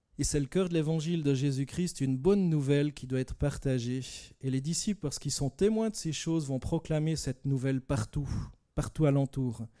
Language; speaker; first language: French; native; French